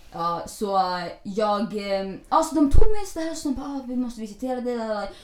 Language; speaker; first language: Swedish; early bilingual, other home language; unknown